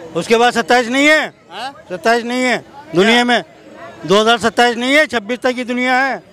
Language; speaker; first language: Hindi; native; Hindi